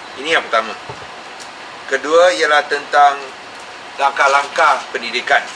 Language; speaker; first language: Malay; non-native, local second language; Min Nan Chinese